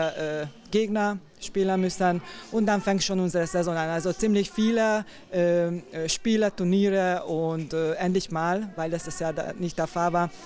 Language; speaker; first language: German; non-native, fluent; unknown